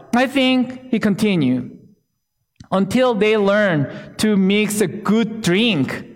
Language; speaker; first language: English; non-native, fluent; Korean